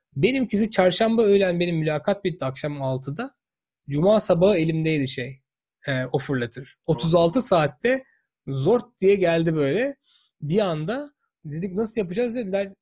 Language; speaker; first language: Turkish; native; Turkish